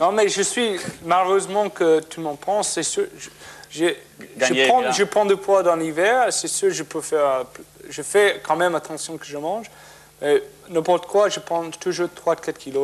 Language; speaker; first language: French; non-native, fluent; English